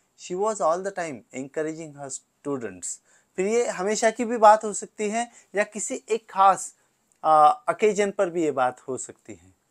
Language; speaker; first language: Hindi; native; Hindi